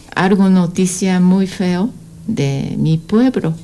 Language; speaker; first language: Spanish; non-native, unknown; Japanese